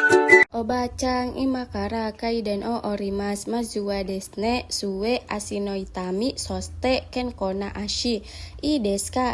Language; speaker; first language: Japanese; non-native, learner; Indonesian